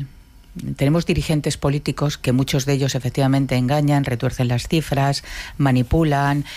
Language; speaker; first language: Spanish; native; Spanish